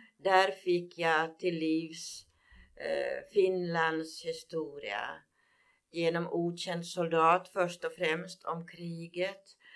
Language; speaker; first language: Swedish; native; Swedish